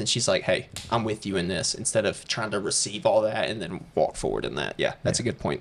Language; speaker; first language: English; native; English